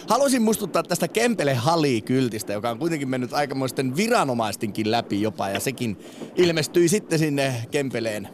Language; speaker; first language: Finnish; native; Finnish